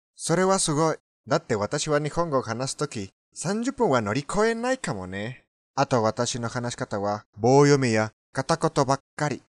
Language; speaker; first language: Japanese; non-native, fluent; Spanish